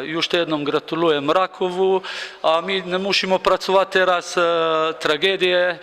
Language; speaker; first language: Polish; non-native, learner; Slovenian